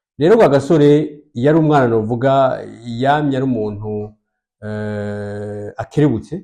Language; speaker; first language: Rundi; native; Rundi